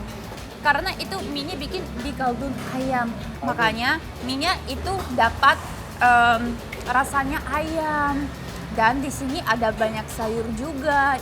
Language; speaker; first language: Indonesian; non-native, fluent; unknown